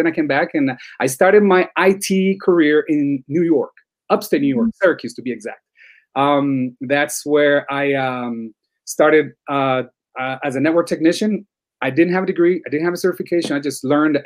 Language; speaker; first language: English; non-native, fluent; Spanish